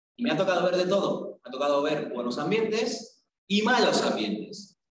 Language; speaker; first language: Spanish; native; Spanish